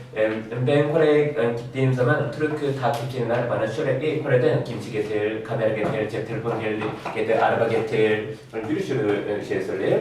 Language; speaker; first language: Turkish; non-native, fluent; Korean